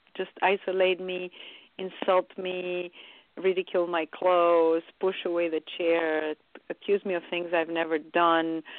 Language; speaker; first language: English; early bilingual, other home language; Romanian